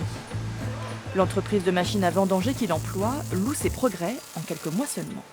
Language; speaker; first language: French; native; French